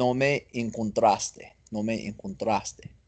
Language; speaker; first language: Spanish; non-native, learner; English